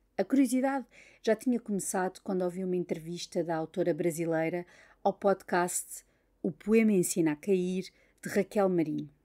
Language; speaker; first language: Portuguese; native; Portuguese